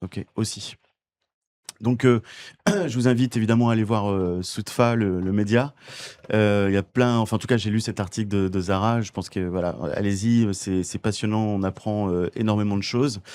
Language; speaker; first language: French; native; French